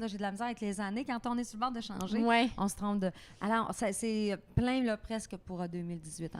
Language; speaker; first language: French; native; French